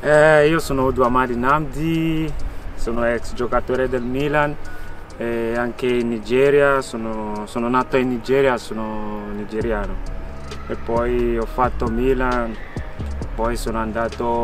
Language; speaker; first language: Italian; non-native, learner; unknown